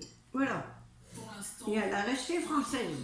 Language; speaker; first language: French; early bilingual, other home language; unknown